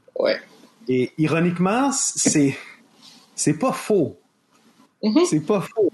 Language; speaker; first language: French; native; French